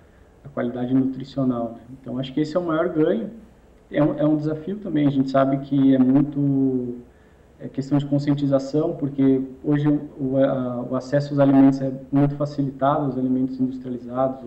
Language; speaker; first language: Portuguese; native; Portuguese